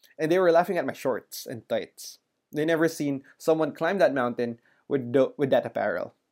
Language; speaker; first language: English; non-native, local second language; Filipino